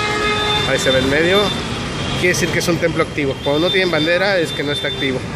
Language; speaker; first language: Spanish; native; Spanish